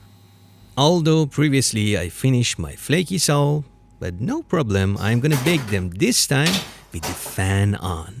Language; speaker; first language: English; non-native, fluent; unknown